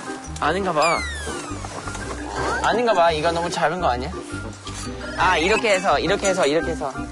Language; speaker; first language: Korean; non-native, fluent; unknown